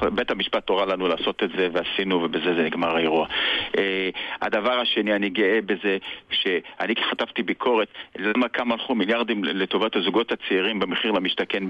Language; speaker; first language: Hebrew; native; Hebrew